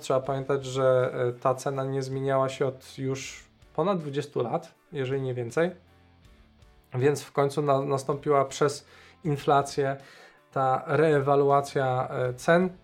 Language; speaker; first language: Polish; native; Polish